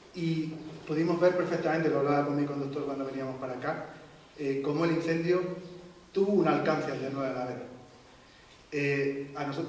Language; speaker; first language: Spanish; native; Spanish